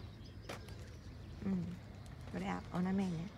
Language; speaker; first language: Japanese; non-native, learner; Vietnamese